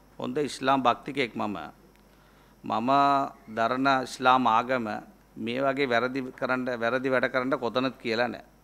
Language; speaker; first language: Sinhala; non-native, local second language; Tamil